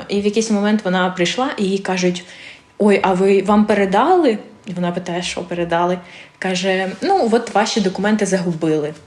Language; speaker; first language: Ukrainian; early bilingual, other home language; Armenian